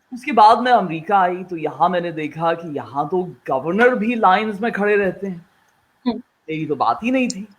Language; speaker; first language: Urdu; non-native, local second language; Kashmiri